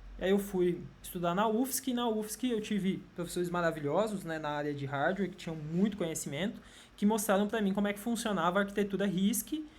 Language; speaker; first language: Portuguese; native; Portuguese